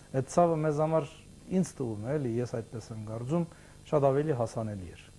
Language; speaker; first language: Armenian; early bilingual, heritage; Armenian